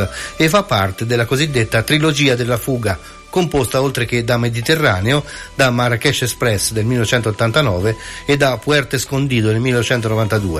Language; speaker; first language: Italian; native; Italian